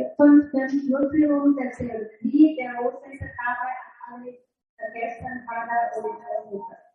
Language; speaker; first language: German; non-native, learner; Vietnamese